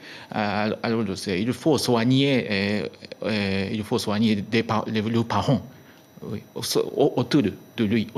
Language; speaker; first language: French; non-native, learner; Japanese